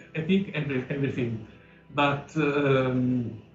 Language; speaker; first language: English; non-native, learner; Italian